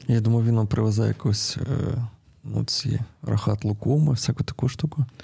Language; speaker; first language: Ukrainian; non-native, local second language; Russian